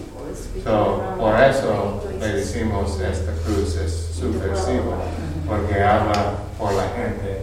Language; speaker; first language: Spanish; non-native, learner; English